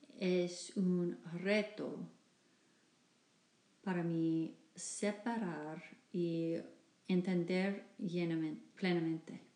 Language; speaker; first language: Spanish; non-native, fluent; English